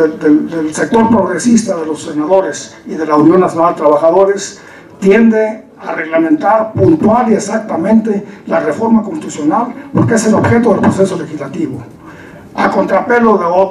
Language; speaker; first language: Spanish; native; Spanish